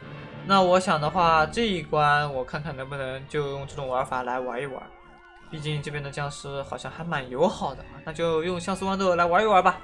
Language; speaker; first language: Chinese; native; Chinese